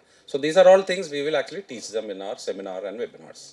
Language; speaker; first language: Tamil; non-native, fluent; Malayalam